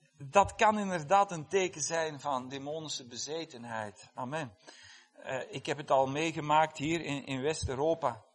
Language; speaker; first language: Dutch; non-native, fluent; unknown